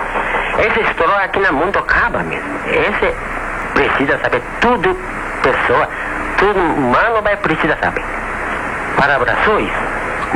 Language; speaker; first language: Portuguese; non-native, learner; Japanese